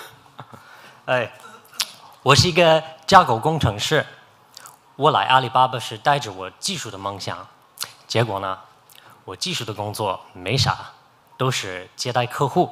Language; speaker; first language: Chinese; non-native, fluent; English